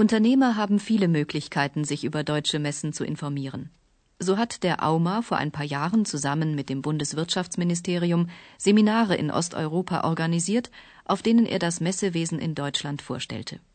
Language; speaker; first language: German; native; German